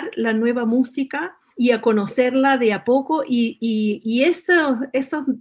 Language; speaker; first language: Spanish; native; Spanish